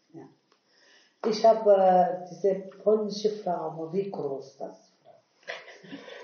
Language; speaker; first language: German; non-native, learner; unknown